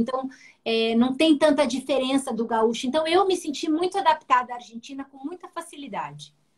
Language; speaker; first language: Portuguese; early bilingual, heritage; Portuguese